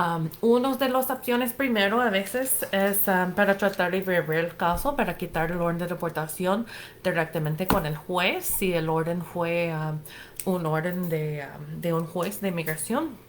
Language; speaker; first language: Spanish; non-native, fluent; English